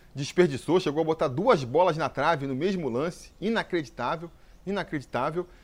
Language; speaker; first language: Portuguese; native; Portuguese